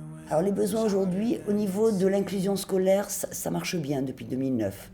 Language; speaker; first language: French; native; French